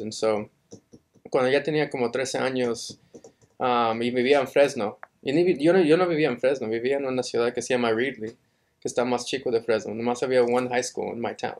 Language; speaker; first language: Spanish; early bilingual, heritage; Spanish